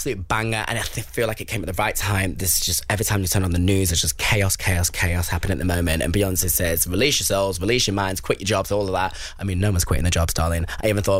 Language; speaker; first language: English; native; English